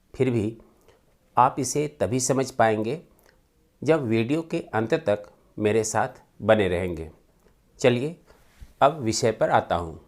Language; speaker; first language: Hindi; native; Hindi